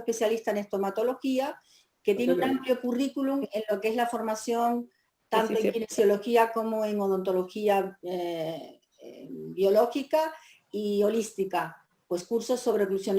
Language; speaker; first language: Spanish; native; Spanish